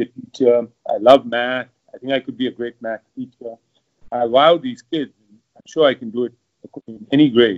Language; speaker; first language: English; non-native, local second language; Hindi